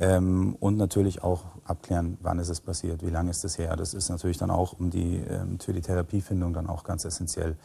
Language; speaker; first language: German; native; German